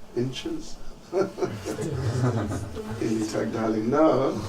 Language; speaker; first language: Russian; non-native, learner; English